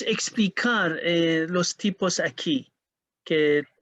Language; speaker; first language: Spanish; non-native, learner; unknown